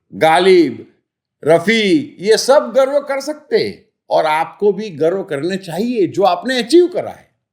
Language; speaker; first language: Hindi; native; Hindi